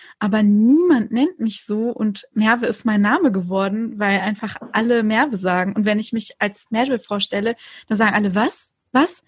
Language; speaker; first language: German; early bilingual, other home language; Turkish